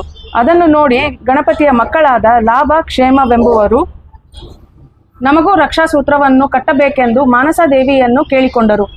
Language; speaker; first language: Kannada; native; Kannada